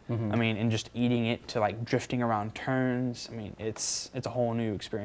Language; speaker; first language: English; native; English